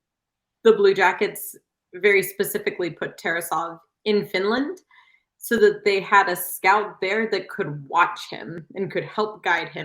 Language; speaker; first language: English; native; English